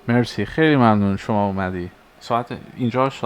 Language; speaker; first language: Persian; early bilingual, heritage; Persian